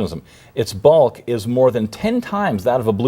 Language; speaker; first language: English; native; English